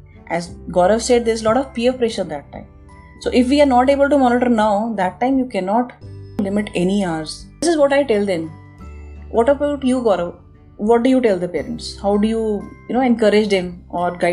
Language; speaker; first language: English; non-native, local second language; Hindi